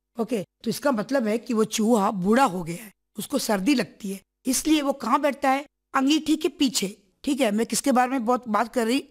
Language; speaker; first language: Hindi; non-native, local second language; Malayalam